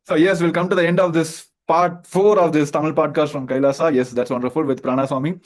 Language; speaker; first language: English; non-native, local second language; Tamil